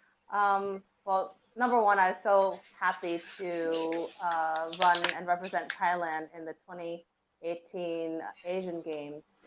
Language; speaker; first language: English; early bilingual, other home language; Thai